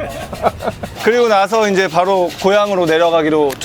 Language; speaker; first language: Korean; native; Korean